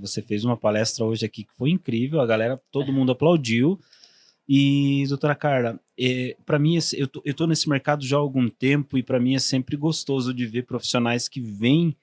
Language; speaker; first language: Portuguese; native; Portuguese